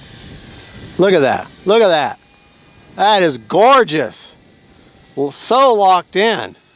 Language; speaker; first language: English; native; English